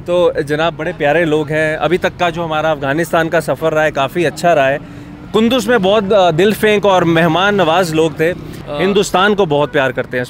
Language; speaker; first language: Hindi; native; Hindi